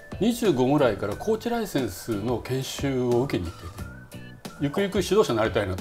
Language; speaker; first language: Japanese; native; Japanese